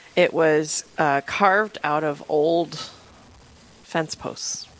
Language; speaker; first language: English; native; English